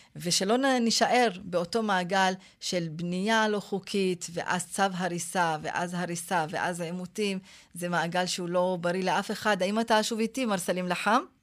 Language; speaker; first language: Hebrew; non-native, local second language; Arabic